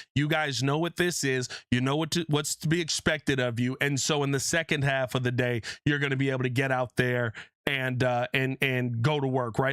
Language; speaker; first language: English; native; English